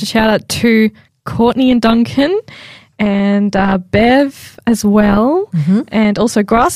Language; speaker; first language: English; native; English